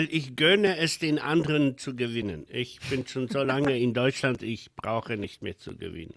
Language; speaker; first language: German; non-native, fluent; Polish